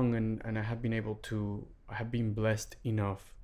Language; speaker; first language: English; non-native, fluent; Spanish